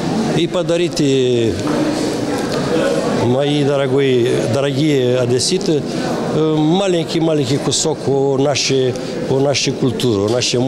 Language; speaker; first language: Ukrainian; non-native, learner; Romanian